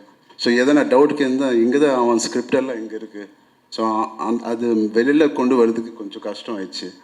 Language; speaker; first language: Tamil; non-native, local second language; Telugu